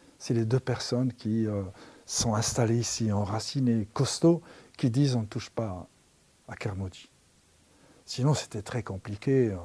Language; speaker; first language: French; non-native, local second language; Arabic